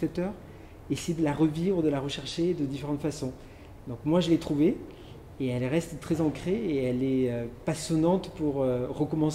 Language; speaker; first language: French; native; French